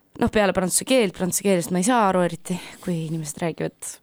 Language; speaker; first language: Estonian; native; Estonian